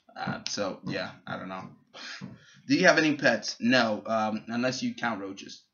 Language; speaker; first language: English; native; English